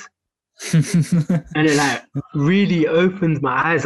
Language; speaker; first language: English; native; English